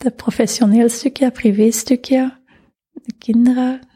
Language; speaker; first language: Dutch; native; Dutch